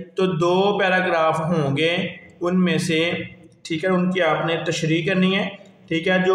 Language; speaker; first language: Urdu; non-native, local second language; Punjabi